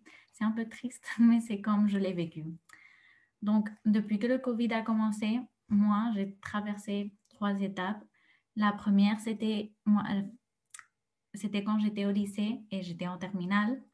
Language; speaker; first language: French; non-native, fluent; Spanish